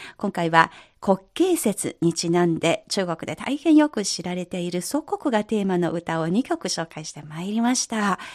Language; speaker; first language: Japanese; non-native, fluent; Chinese